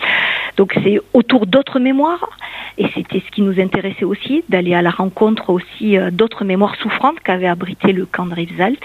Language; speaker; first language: French; native; French